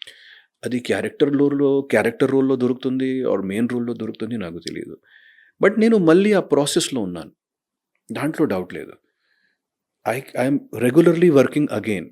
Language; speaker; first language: Telugu; non-native, fluent; Hindi